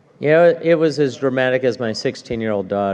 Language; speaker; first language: English; native; English